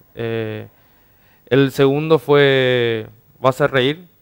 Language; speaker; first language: Spanish; native; Spanish